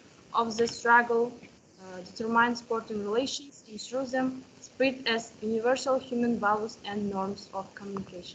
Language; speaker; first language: English; non-native, learner; Kazakh